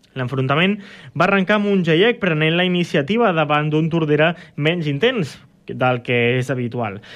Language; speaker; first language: Catalan; native; Catalan